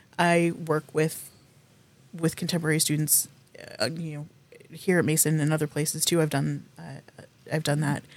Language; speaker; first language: English; native; English